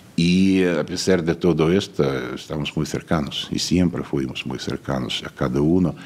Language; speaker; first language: Spanish; non-native, fluent; Russian